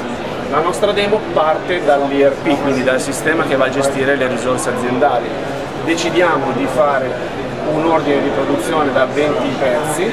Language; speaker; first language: Italian; native; Italian